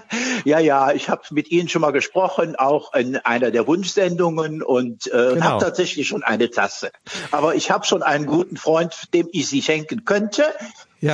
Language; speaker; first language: German; native; German